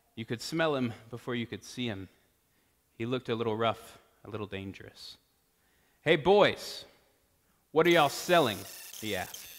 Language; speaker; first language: English; native; English